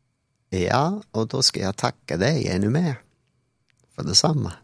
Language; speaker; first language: Swedish; non-native, fluent; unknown